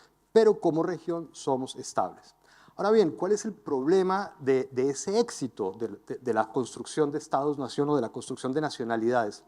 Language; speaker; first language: Spanish; native; Spanish